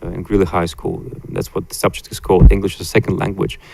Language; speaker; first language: English; non-native, fluent; Latvian